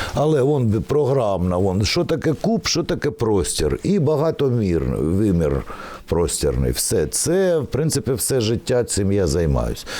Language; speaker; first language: Ukrainian; non-native, local second language; Russian